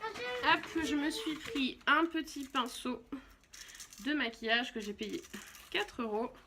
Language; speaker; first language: French; native; French